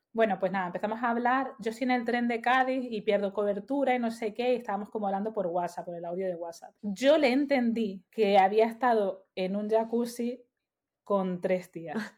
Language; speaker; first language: Spanish; native; Spanish